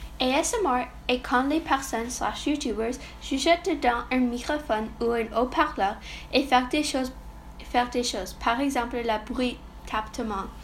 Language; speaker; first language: French; non-native, learner; English